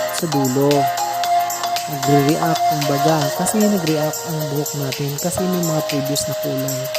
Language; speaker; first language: Filipino; non-native, local second language; Cebuano